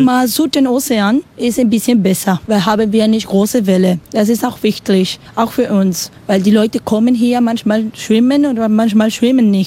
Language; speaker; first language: German; non-native, learner; Spanish